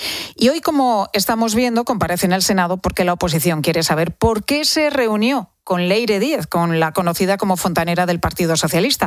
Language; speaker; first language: Spanish; native; Spanish